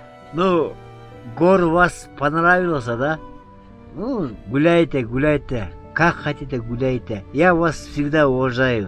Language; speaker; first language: Russian; non-native, local second language; Kyrgyz